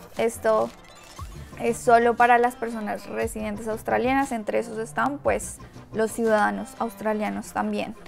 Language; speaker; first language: Spanish; native; Spanish